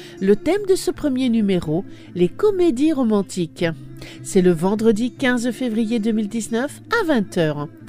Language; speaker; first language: French; native; French